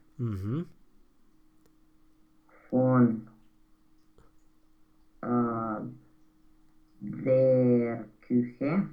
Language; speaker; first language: German; non-native, fluent; Romanian